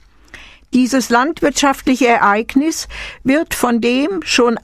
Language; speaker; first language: German; native; German